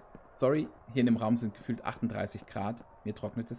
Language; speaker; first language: German; native; German